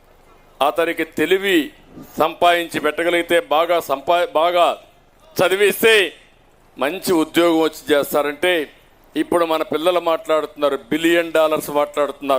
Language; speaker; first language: Telugu; native; Telugu